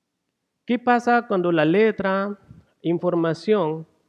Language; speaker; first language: Spanish; native; Spanish